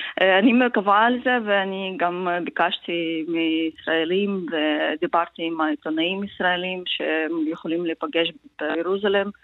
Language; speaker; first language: Hebrew; non-native, learner; Ukrainian